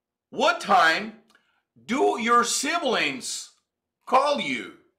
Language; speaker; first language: English; non-native, fluent; Portuguese